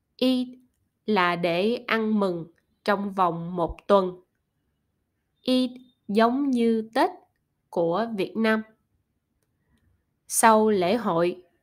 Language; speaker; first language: Vietnamese; non-native, learner; German